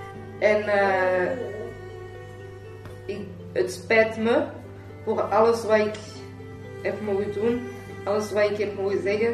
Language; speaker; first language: Dutch; non-native, local second language; French